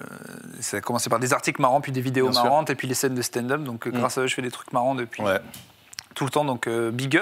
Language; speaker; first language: French; native; French